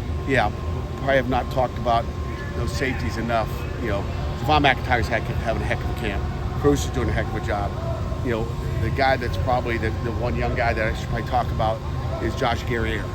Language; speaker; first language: English; native; English